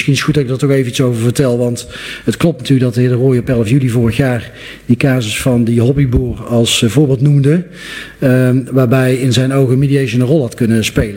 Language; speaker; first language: Dutch; native; Dutch